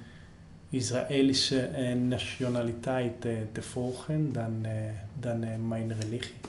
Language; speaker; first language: Dutch; non-native, fluent; Hebrew